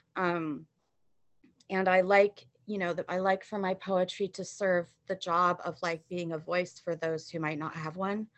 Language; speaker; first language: English; native; English